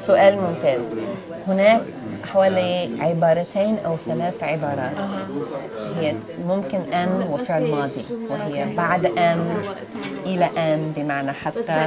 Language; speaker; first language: Arabic; non-native, fluent; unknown